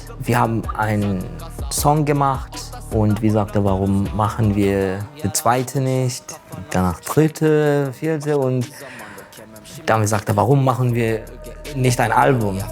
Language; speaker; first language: German; non-native, learner; Turkish